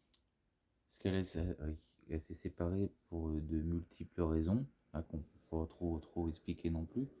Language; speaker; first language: French; native; French